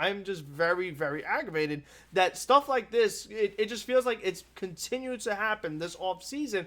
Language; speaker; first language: English; native; English